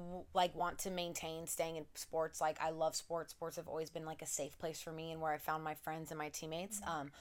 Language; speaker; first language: English; native; English